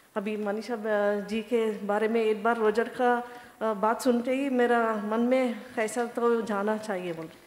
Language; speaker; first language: Hindi; non-native, local second language; Telugu